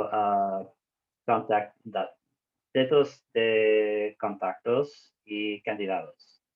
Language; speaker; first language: Spanish; non-native, learner; English